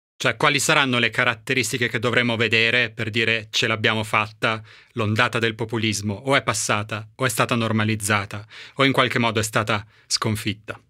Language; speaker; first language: Italian; native; Italian